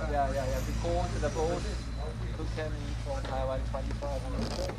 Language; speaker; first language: English; non-native, learner; Chinese